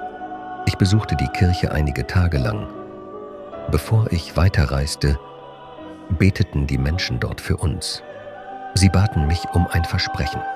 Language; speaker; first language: German; non-native, fluent; Persian